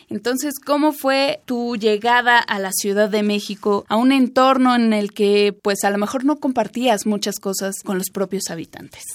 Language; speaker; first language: Spanish; native; Spanish